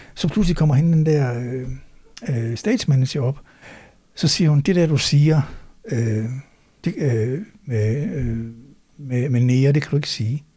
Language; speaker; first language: Danish; native; Danish